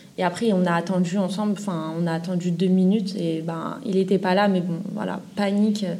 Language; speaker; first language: French; native; French